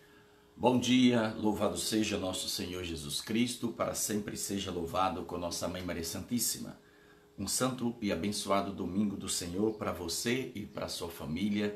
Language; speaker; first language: Portuguese; native; Portuguese